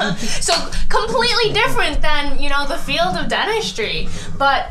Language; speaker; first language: English; native; English